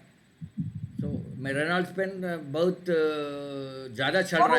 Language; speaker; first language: Hindi; non-native, local second language; Tamil